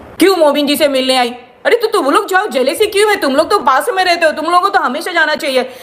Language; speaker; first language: Hindi; non-native, local second language; Gujarati